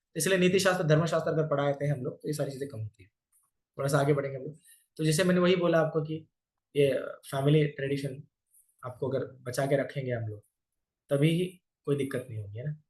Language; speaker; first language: Hindi; non-native, local second language; Marathi